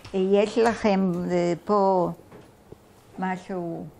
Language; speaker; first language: Hebrew; non-native, fluent; Bulgarian